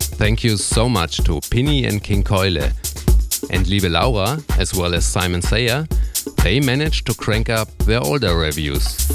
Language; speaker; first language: English; non-native, fluent; German